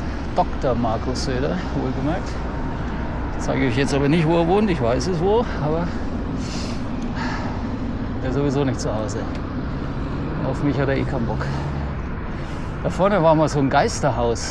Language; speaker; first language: German; native; German